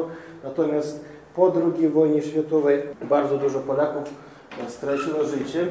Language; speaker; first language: Polish; non-native, fluent; Russian